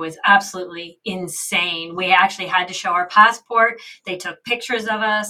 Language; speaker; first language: English; native; English